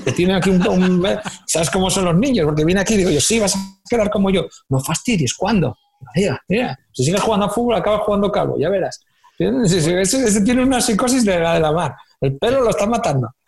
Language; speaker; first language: Spanish; native; Spanish